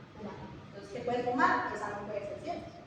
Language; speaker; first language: Spanish; non-native, fluent; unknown